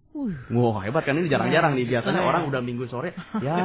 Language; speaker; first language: Indonesian; native; Indonesian